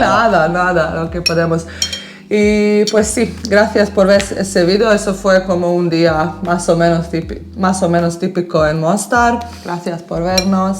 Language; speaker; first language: Spanish; non-native, learner; Bosnian